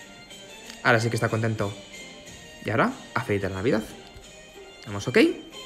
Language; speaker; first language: Spanish; native; Spanish